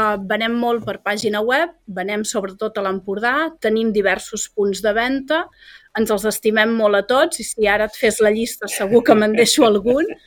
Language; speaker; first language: Catalan; native; Catalan